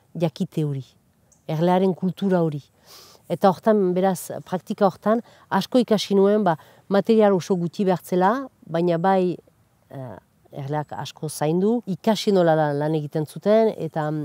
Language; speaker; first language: Basque; native; Basque